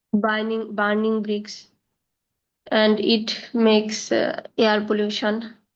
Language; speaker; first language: English; non-native, learner; Bangla